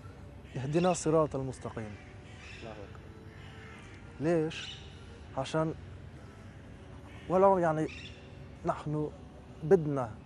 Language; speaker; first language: Arabic; non-native, learner; French